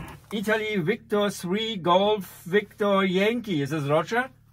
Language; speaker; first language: English; non-native, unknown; German